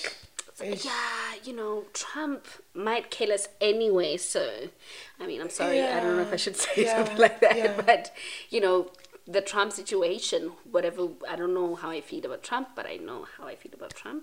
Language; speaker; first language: English; non-native, local second language; Tswana